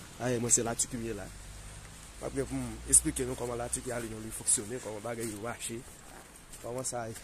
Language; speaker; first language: French; non-native, learner; Haitian Creole